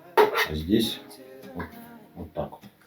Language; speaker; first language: Russian; native; Russian